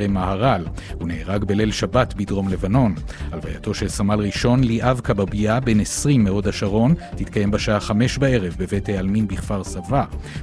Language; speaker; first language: Hebrew; native; Hebrew